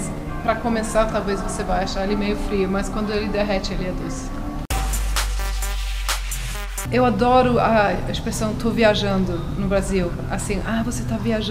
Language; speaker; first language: Portuguese; early bilingual, heritage; Portuguese